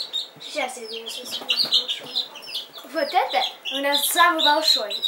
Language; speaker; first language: Russian; early bilingual, heritage; English